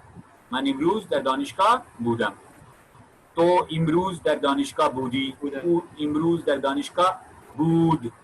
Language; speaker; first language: Persian; non-native, fluent; Urdu